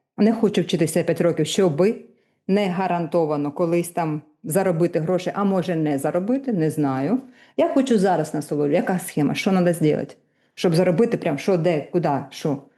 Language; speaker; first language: Ukrainian; non-native, local second language; Russian